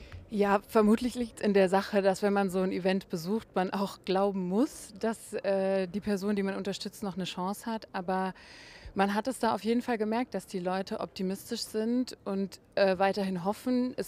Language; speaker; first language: German; native; German